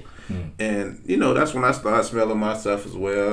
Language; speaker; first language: English; native; English